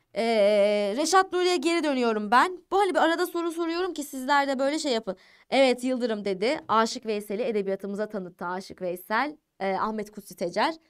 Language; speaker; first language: Turkish; native; Turkish